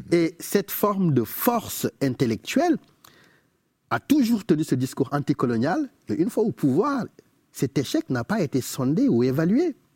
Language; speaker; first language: French; non-native, local second language; Wolof